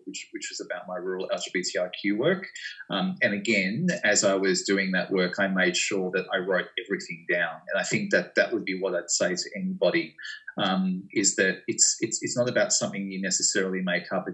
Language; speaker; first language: English; native; English